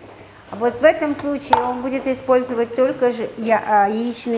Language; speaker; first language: Russian; native; Russian